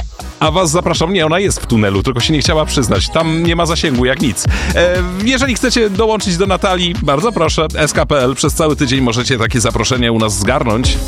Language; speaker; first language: Polish; native; Polish